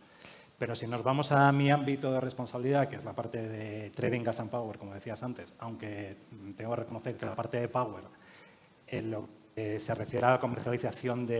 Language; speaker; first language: Spanish; native; Spanish